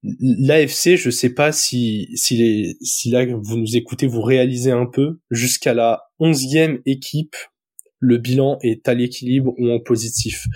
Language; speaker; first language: French; native; French